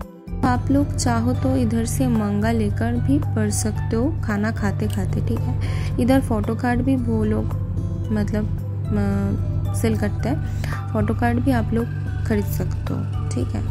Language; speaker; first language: Hindi; non-native, local second language; Bangla